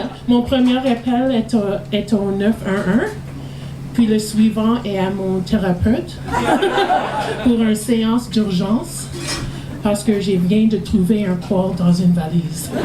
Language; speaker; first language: French; non-native, learner; English